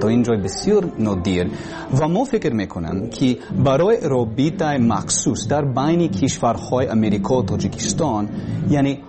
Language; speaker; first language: Persian; non-native, learner; English